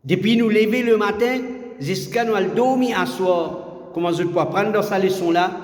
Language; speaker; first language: French; non-native, learner; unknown